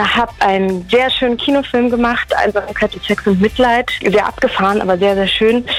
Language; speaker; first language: German; early bilingual, other home language; Hungarian